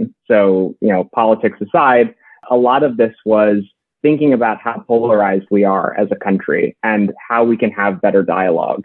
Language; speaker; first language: English; native; English